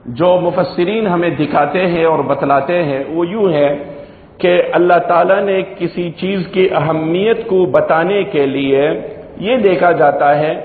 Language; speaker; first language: Urdu; non-native, local second language; Gujarati